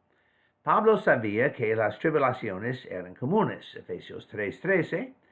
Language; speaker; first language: Spanish; non-native, fluent; English